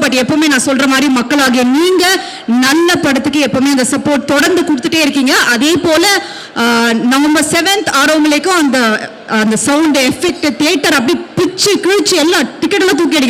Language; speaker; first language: Tamil; native; Tamil